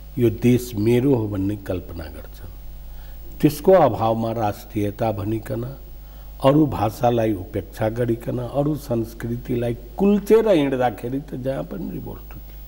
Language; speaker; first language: Nepali; non-native, local second language; Maithili